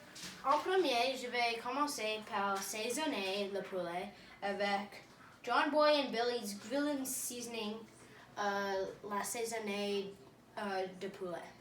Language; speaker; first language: French; non-native, learner; English